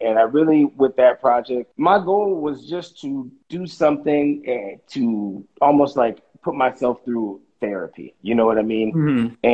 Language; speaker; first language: English; native; English